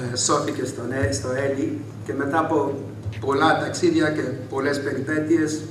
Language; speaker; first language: Greek; early bilingual, heritage; Greek